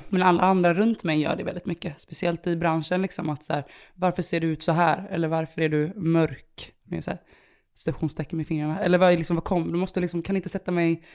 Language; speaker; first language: Swedish; early bilingual, other home language; Romanian